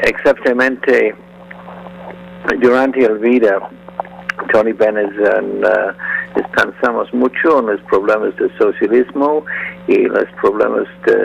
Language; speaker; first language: Spanish; non-native, learner; English